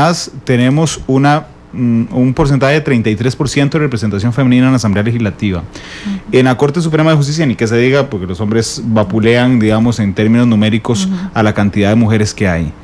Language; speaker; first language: Spanish; native; Spanish